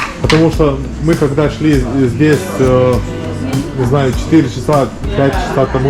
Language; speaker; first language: Russian; non-native, fluent; Lithuanian